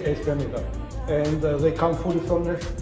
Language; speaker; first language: English; non-native, fluent; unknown